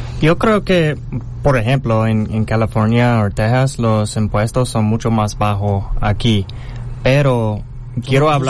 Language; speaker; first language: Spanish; non-native, fluent; English